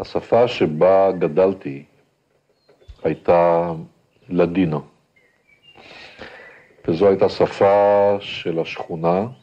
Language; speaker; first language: Hebrew; non-native, fluent; Ladino